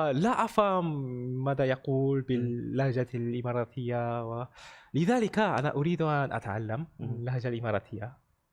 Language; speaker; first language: Arabic; non-native, learner; Korean